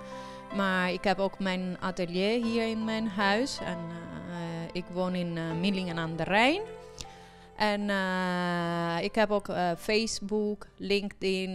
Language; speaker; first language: Dutch; early bilingual, heritage; Italian